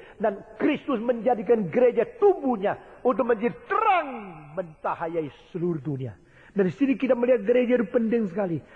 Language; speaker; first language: Indonesian; early bilingual, other home language; Chinese